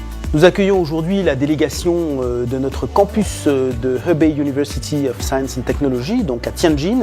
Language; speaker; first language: French; native; French